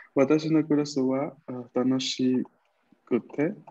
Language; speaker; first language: Japanese; non-native, fluent; Spanish